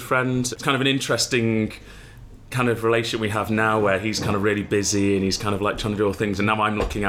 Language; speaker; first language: English; native; English